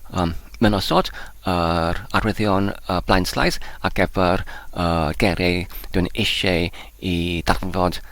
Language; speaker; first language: Welsh; non-native, learner; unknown